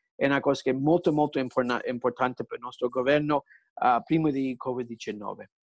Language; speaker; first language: Italian; early bilingual, heritage; Italian